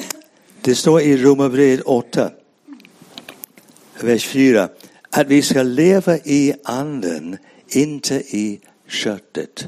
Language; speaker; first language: Swedish; non-native, fluent; English